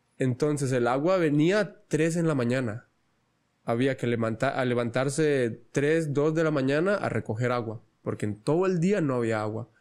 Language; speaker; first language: Spanish; native; Spanish